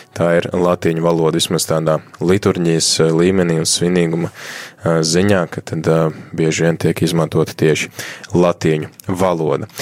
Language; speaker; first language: Latvian; native; Latvian